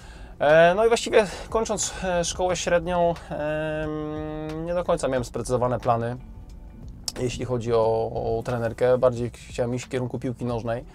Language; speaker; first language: Polish; native; Polish